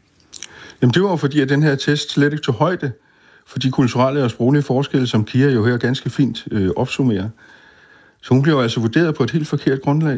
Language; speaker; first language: Danish; native; Danish